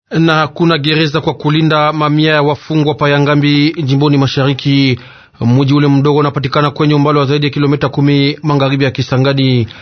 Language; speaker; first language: Swahili; native; Swahili